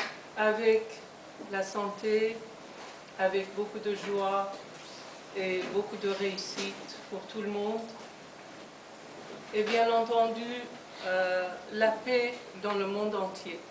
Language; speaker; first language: French; non-native, fluent; Persian